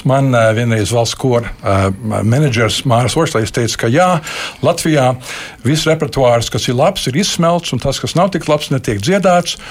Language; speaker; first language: Latvian; early bilingual, heritage; Latvian